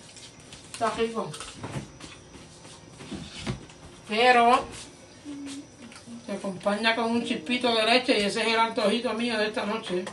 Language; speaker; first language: Spanish; native; Spanish